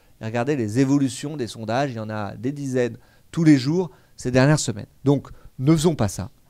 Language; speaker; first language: French; native; French